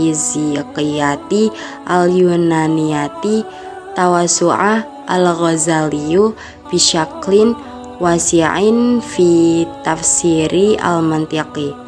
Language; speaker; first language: Arabic; non-native, learner; Indonesian